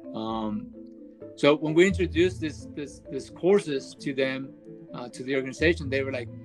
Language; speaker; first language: English; early bilingual, other home language; Spanish